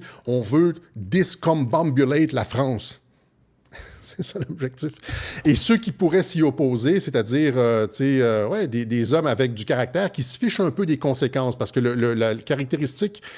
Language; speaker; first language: French; native; French